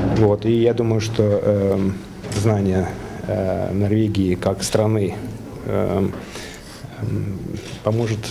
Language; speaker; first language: Ukrainian; non-native, local second language; Russian